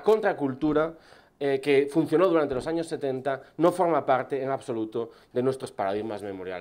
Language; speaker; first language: Spanish; native; Spanish